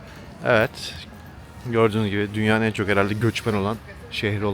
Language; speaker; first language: Turkish; native; Turkish